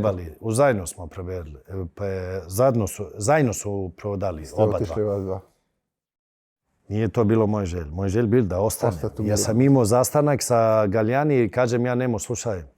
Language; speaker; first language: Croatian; early bilingual, heritage; Bosnian